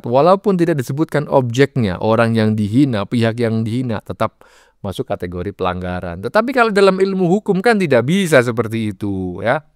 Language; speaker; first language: Indonesian; native; Indonesian